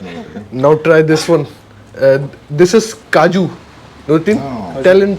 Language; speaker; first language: English; non-native, learner; Urdu